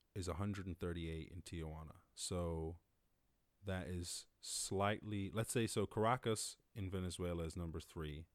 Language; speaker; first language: English; native; English